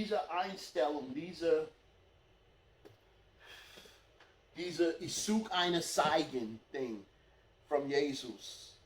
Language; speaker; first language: German; non-native, fluent; English